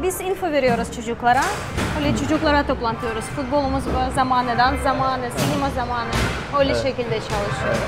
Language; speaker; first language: Turkish; non-native, learner; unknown